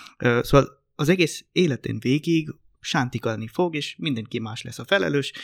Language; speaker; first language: Hungarian; non-native, fluent; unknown